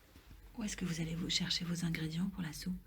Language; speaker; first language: French; native; French